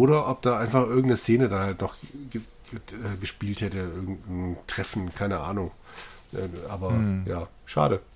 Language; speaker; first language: German; native; German